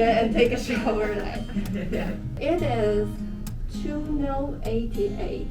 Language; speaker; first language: English; non-native, learner; Chinese